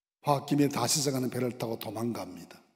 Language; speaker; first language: Korean; native; Korean